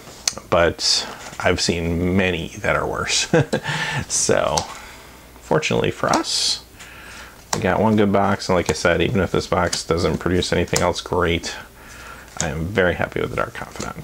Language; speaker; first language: English; native; English